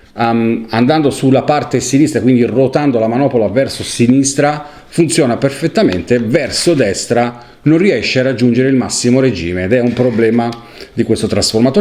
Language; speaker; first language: Italian; native; Italian